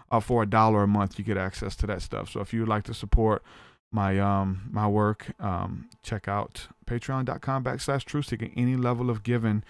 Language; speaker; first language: English; native; English